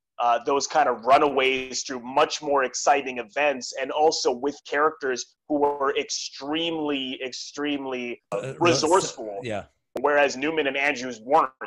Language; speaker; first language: English; native; English